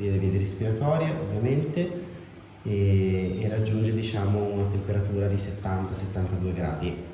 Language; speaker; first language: Italian; native; Italian